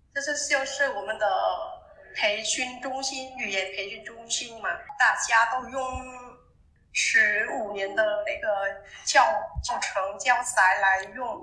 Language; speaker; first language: Chinese; non-native, fluent; Vietnamese